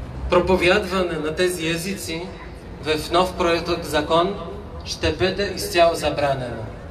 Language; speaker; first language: Bulgarian; non-native, fluent; Polish